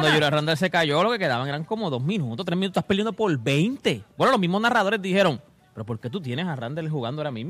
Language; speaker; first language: Spanish; native; Spanish